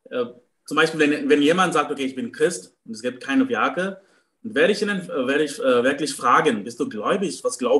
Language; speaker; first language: German; non-native, fluent; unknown